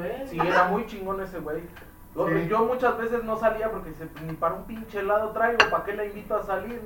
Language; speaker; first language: Spanish; native; Spanish